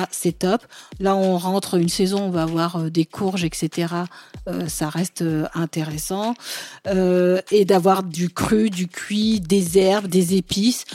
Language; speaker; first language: French; early bilingual, other home language; Bambara